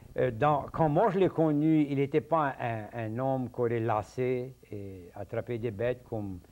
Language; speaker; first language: French; early bilingual, heritage; French